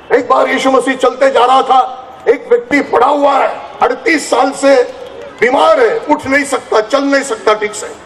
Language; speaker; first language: Hindi; non-native, local second language; Marathi